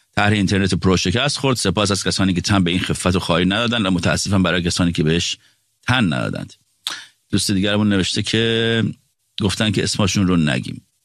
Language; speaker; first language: Persian; native; Persian